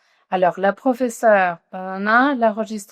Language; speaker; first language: French; non-native, fluent; Spanish